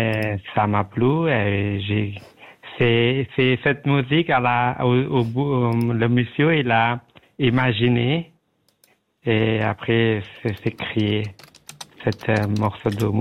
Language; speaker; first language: French; non-native, learner; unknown